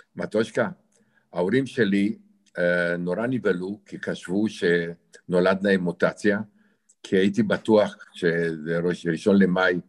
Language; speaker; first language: Hebrew; non-native, fluent; Romanian